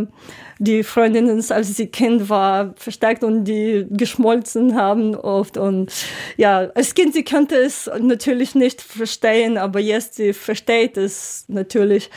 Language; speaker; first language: German; non-native, learner; Ukrainian